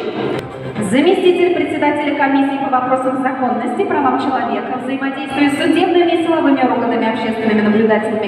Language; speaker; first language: Russian; native; Russian